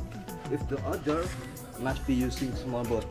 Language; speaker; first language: English; non-native, learner; Indonesian